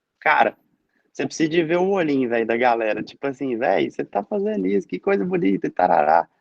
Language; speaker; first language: Portuguese; native; Portuguese